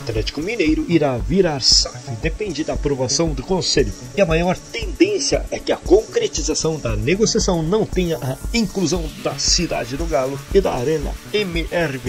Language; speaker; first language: Portuguese; native; Portuguese